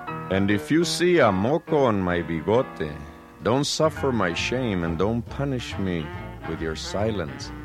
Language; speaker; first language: English; early bilingual, other home language; Spanish